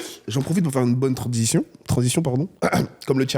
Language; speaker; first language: French; native; French